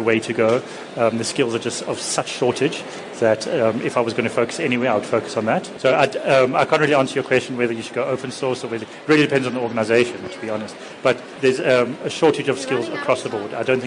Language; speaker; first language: English; native; English